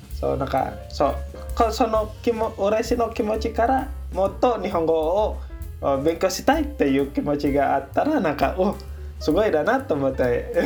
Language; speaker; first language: Japanese; non-native, learner; Indonesian